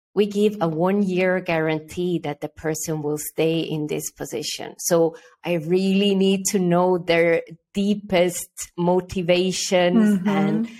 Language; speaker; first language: English; early bilingual, other home language; Estonian